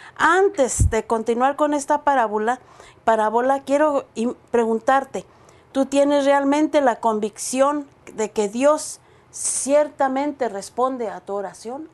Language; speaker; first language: Spanish; native; Spanish